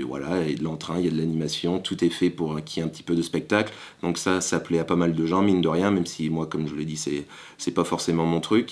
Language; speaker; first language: French; native; French